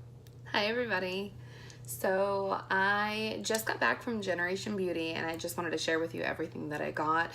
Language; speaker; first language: English; native; English